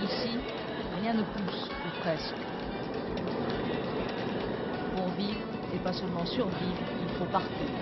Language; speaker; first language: French; native; French